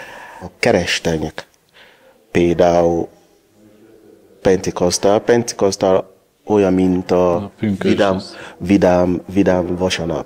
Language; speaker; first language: Hungarian; non-native, learner; Yoruba